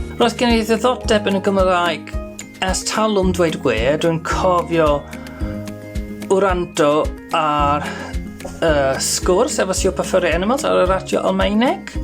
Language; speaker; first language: Welsh; non-native, learner; German